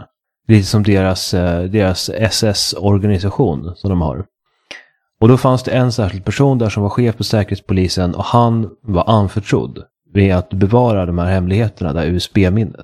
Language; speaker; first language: Swedish; native; Swedish